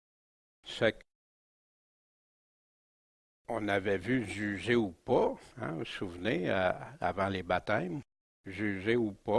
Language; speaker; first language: French; native; French